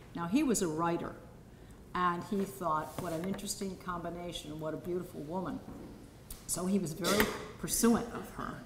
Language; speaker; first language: English; native; English